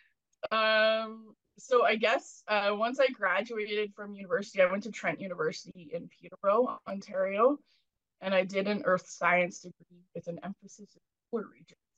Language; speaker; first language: English; native; English